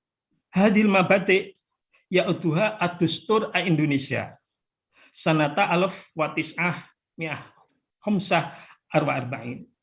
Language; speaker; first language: Arabic; non-native, fluent; Indonesian